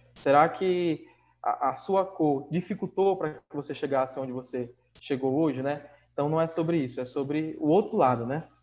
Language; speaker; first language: Portuguese; native; Portuguese